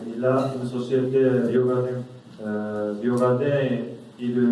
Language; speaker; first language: French; non-native, learner; Japanese